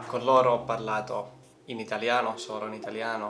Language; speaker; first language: Italian; non-native, learner; Finnish